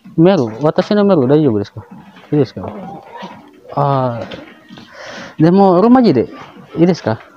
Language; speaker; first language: Japanese; non-native, learner; Indonesian